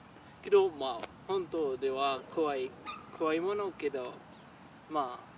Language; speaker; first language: Japanese; non-native, learner; French